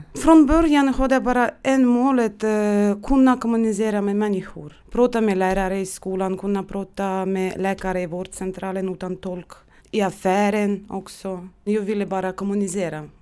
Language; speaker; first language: Swedish; non-native, fluent; Russian